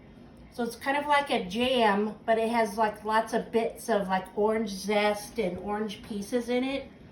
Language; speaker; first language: English; native; English